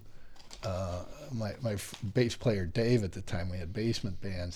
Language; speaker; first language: English; native; English